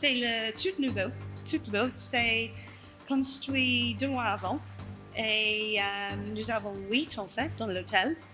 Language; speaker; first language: French; non-native, learner; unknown